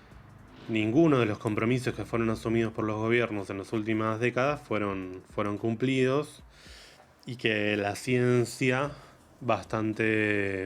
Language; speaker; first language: Spanish; native; Spanish